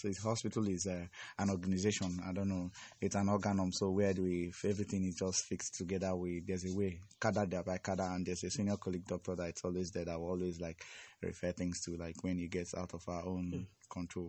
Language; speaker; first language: English; non-native, local second language; Igbo